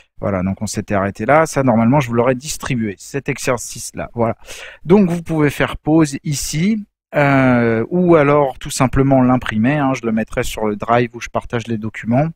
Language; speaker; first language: French; native; French